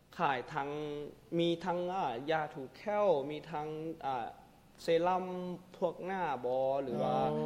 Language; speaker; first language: Lao; non-native, local second language; Hmong